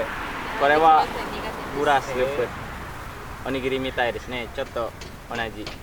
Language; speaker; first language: Japanese; non-native, learner; Indonesian